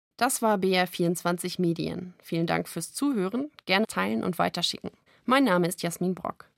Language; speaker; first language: German; native; German